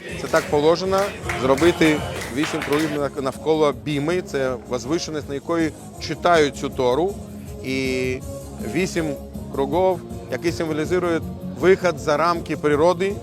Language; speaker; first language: Ukrainian; non-native, local second language; Russian